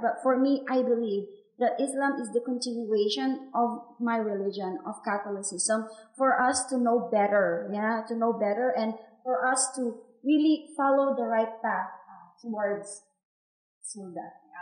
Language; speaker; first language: English; non-native, local second language; Filipino